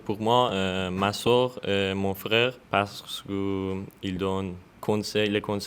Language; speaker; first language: French; non-native, learner; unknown